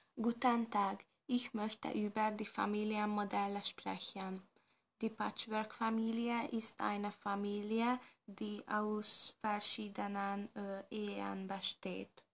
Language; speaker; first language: German; non-native, learner; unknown